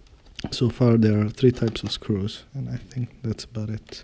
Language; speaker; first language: English; non-native, fluent; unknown